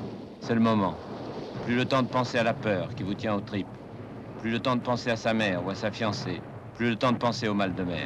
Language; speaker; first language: French; native; French